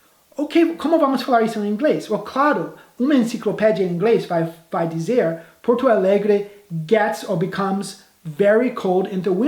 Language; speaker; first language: Portuguese; non-native, fluent; English